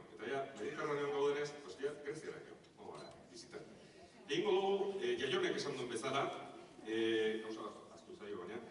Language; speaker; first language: Basque; non-native, local second language; Spanish